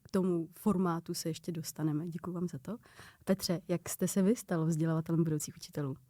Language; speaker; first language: Czech; native; Czech